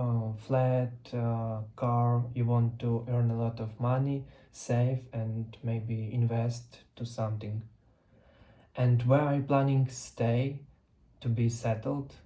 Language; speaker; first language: English; non-native, learner; Russian